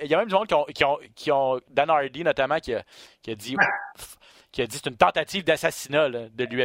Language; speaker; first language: French; native; French